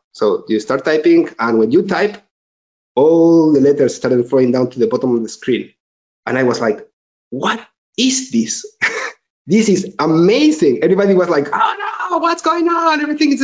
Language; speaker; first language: English; non-native, fluent; Spanish